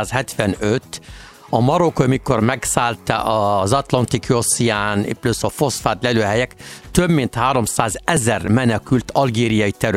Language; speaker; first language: Hungarian; non-native, learner; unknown